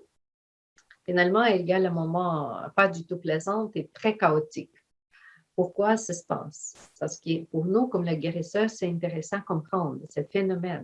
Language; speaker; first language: French; non-native, fluent; Ukrainian